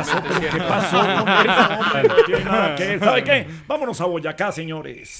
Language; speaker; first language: Spanish; native; Spanish